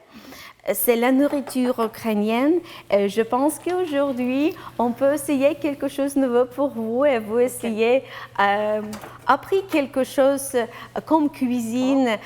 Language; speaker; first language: French; non-native, learner; Ukrainian